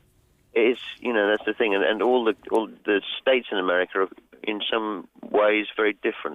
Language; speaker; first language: English; native; English